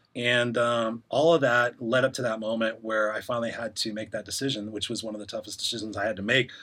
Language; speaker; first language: English; native; English